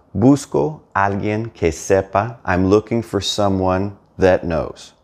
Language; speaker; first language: English; native; English